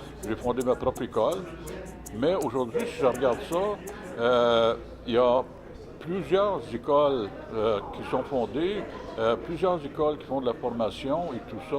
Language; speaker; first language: French; native; French